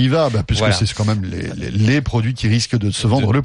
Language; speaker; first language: French; native; French